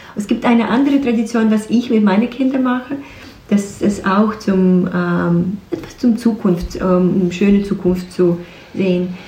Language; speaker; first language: German; non-native, learner; Ukrainian